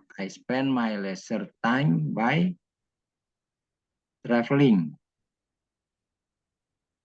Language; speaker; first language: English; non-native, learner; Indonesian